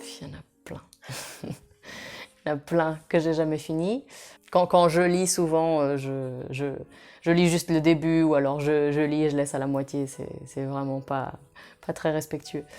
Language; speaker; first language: French; non-native, fluent; Portuguese